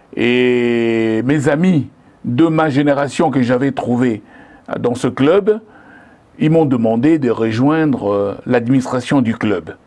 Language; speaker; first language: French; non-native, local second language; Lingala